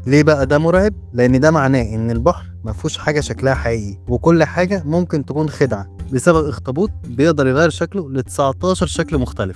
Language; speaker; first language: Arabic; native; Arabic